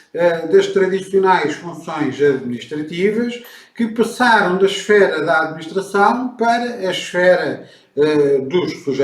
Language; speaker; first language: Portuguese; native; Portuguese